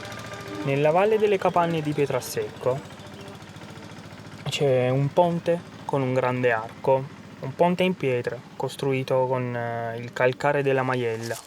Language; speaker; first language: Italian; native; Italian